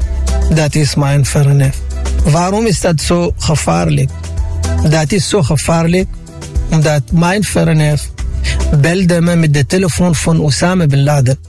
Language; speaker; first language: Dutch; non-native, fluent; Arabic